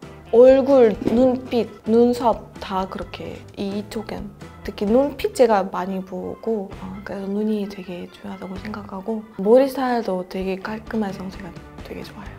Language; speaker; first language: Korean; non-native, fluent; Russian